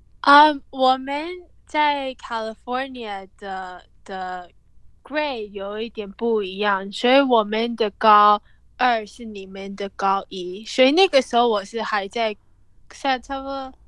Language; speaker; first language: Chinese; early bilingual, heritage; English